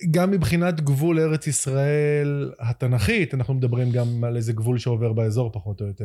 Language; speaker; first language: Hebrew; native; Hebrew